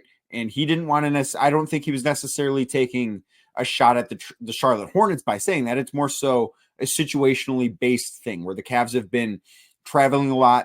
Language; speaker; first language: English; native; English